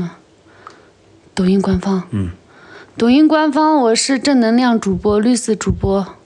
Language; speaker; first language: Chinese; non-native, local second language; Tibetan